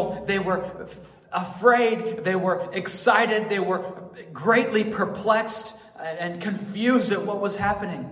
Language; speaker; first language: English; native; English